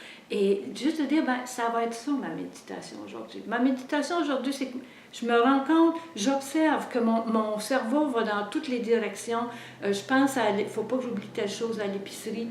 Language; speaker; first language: French; native; French